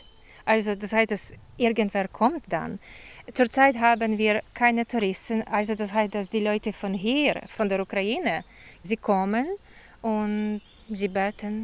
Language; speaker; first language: German; non-native, fluent; Ukrainian